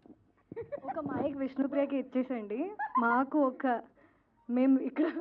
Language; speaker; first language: Telugu; non-native, learner; Hindi